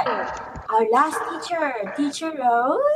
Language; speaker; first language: English; non-native, fluent; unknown